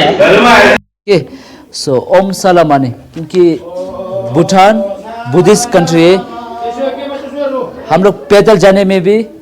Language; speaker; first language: Hindi; non-native, fluent; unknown